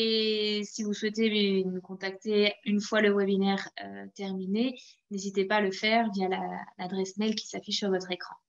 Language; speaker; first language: French; native; French